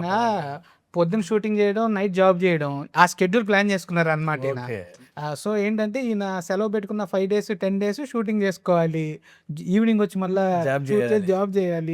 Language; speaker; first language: Telugu; native; Telugu